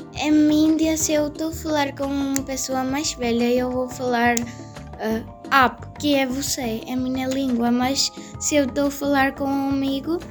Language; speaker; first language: Portuguese; non-native, learner; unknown